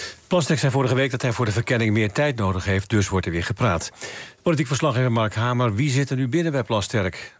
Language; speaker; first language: Dutch; native; Dutch